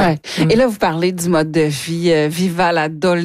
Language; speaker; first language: French; native; French